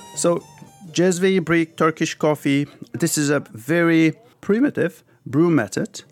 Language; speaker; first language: English; early bilingual, other home language; Turkish